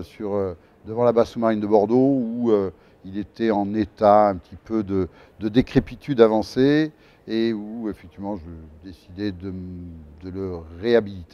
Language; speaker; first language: French; native; French